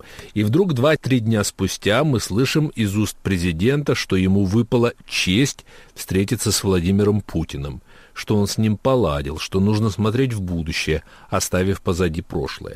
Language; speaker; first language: Russian; native; Russian